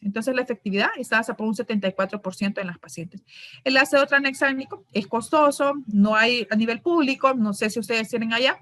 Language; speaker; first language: Spanish; native; Spanish